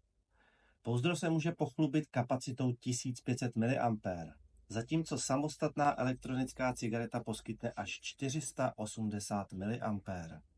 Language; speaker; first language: Czech; native; Czech